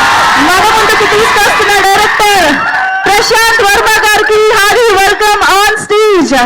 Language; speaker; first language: Telugu; native; Telugu